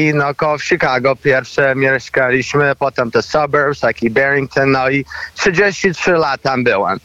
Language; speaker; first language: Polish; early bilingual, heritage; Polish